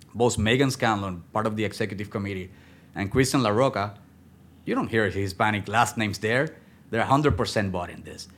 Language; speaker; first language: English; non-native, fluent; Spanish